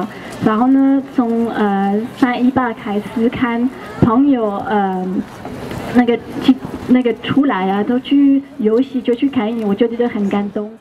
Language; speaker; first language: Chinese; non-native, fluent; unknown